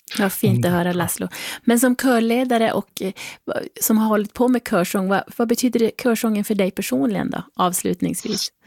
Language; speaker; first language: Swedish; native; Swedish